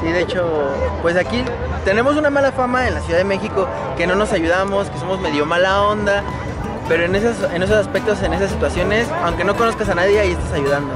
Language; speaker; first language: Spanish; native; Spanish